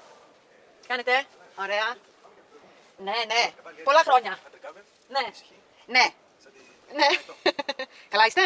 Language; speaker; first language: Greek; non-native, learner; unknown